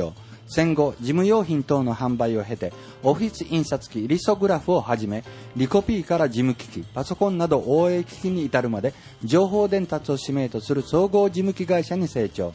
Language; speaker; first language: Japanese; native; Japanese